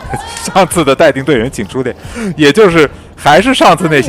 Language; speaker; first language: Chinese; native; Chinese